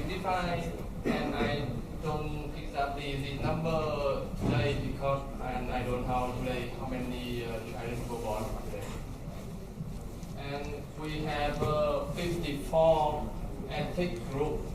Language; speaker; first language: English; non-native, learner; Vietnamese